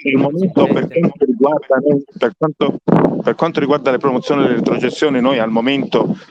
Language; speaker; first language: Italian; native; Italian